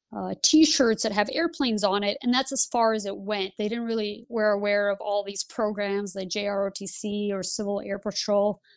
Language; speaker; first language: English; early bilingual, other home language; Lithuanian